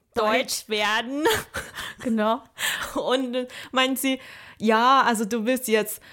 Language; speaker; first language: German; non-native, fluent; Chinese